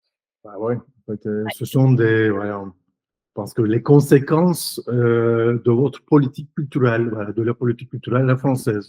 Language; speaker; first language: French; non-native, fluent; Turkish